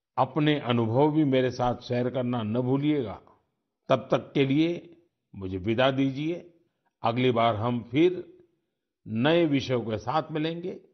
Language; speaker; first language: Hindi; non-native, local second language; Gujarati